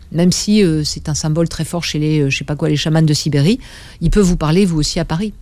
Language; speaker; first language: French; native; French